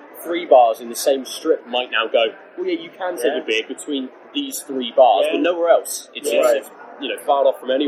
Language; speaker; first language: English; native; English